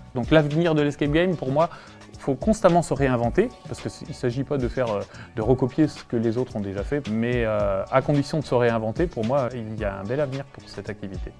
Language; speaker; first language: French; native; French